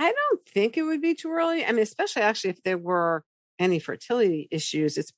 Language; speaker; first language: English; native; English